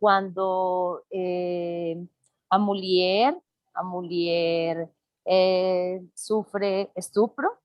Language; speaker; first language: Portuguese; non-native, learner; Spanish